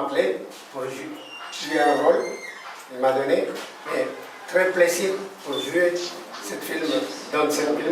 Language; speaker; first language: French; non-native, learner; Tamil